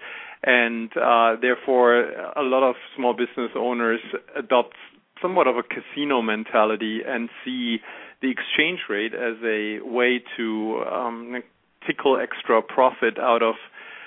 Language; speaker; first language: English; non-native, fluent; German